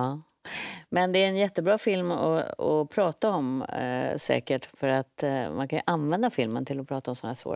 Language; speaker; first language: Swedish; native; Swedish